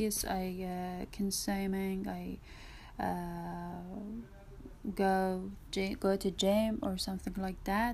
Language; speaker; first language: English; non-native, learner; Persian